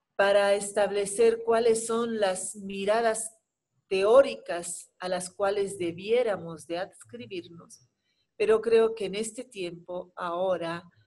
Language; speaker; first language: Spanish; native; Spanish